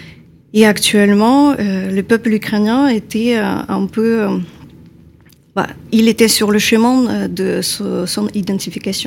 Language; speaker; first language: French; non-native, fluent; Ukrainian